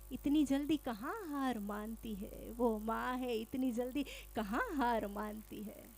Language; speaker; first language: Hindi; non-native, local second language; Gujarati